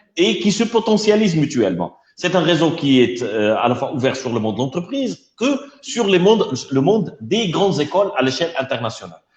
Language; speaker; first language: French; non-native, local second language; Arabic